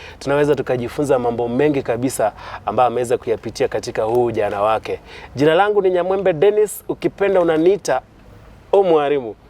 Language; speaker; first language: Swahili; non-native, local second language; Gusii